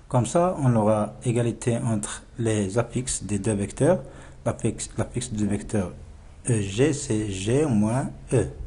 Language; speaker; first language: French; non-native, local second language; Arabic